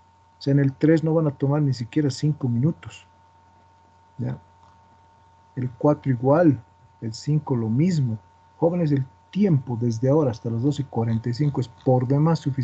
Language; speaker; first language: Spanish; native; Spanish